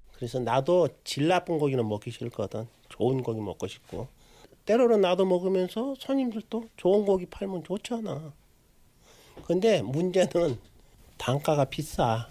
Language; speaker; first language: Korean; native; Korean